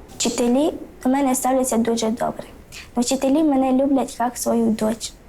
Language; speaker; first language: Ukrainian; non-native, local second language; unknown